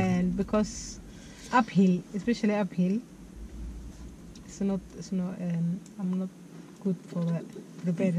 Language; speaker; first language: English; non-native, learner; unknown